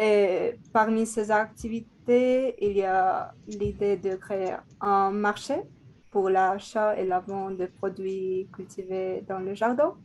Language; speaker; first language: French; non-native, learner; Spanish